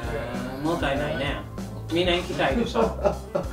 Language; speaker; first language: Japanese; non-native, fluent; English